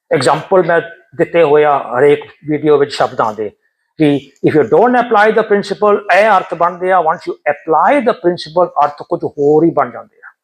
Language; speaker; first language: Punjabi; early bilingual, heritage; Punjabi